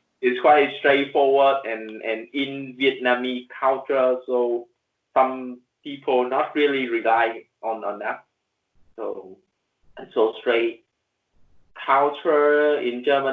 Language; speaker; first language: English; non-native, learner; Vietnamese